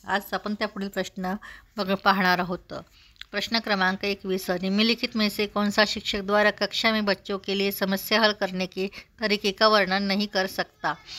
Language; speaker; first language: Hindi; non-native, local second language; Marathi